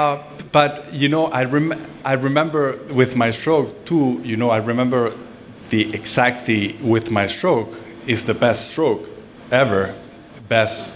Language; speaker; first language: English; non-native, fluent; Spanish